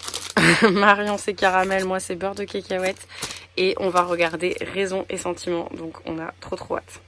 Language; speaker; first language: French; native; French